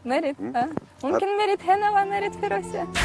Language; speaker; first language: Arabic; non-native, learner; Russian